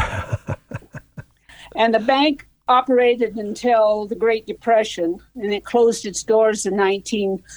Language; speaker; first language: English; native; English